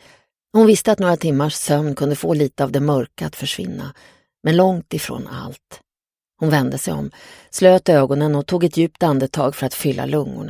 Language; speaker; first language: Swedish; native; Swedish